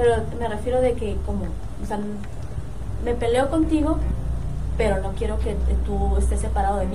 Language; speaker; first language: Spanish; native; Spanish